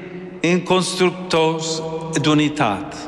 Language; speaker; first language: Catalan; non-native, fluent; English